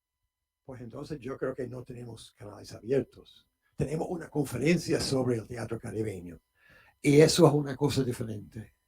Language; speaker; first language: Spanish; non-native, fluent; English